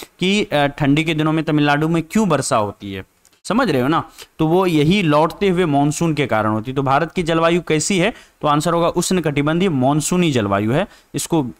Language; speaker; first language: Hindi; native; Hindi